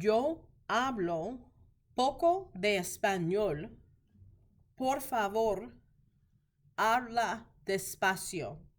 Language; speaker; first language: Spanish; non-native, learner; English